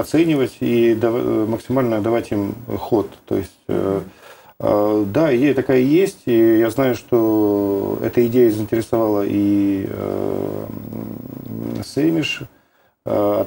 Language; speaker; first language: Russian; native; Russian